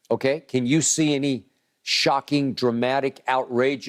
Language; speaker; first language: English; native; English